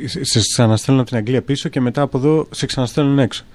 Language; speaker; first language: Greek; native; Greek